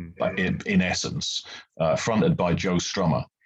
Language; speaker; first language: English; native; English